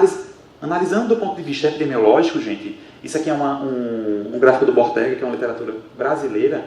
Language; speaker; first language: Portuguese; native; Portuguese